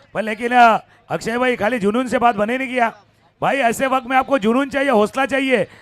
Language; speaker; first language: Hindi; non-native, local second language; Marathi